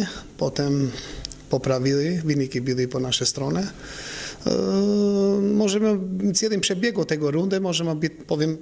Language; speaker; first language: Polish; non-native, learner; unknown